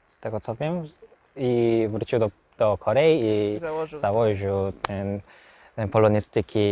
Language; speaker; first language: Polish; non-native, learner; Korean